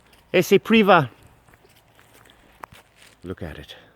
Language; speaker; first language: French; non-native, learner; English